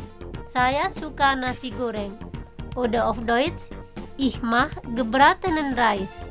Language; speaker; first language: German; non-native, fluent; Indonesian